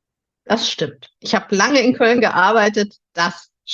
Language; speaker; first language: German; native; German